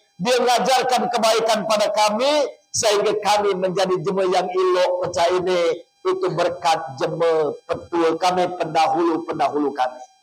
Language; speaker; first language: Malay; native; Malay